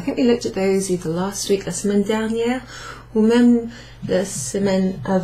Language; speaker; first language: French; non-native, fluent; English